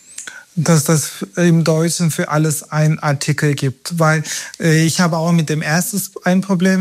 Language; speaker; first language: German; non-native, fluent; Turkish